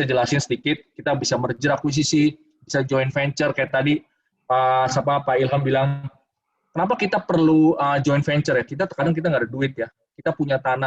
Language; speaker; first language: Indonesian; native; Indonesian